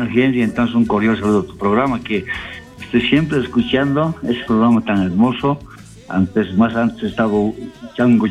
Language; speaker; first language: Spanish; native; Spanish